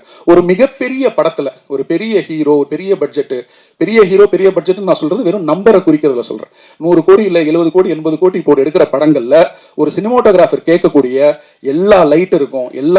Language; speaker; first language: Tamil; native; Tamil